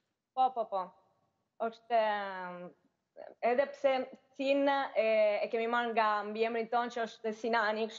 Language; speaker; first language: Albanian; early bilingual, heritage; Albanian